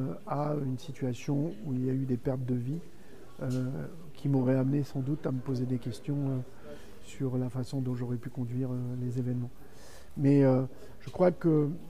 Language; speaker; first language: French; native; French